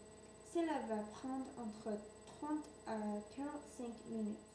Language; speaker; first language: French; non-native, learner; English